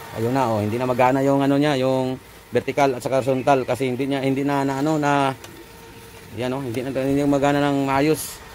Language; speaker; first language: Filipino; non-native, local second language; Cebuano